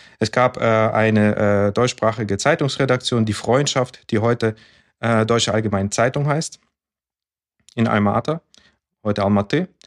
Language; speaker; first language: German; early bilingual, other home language; Russian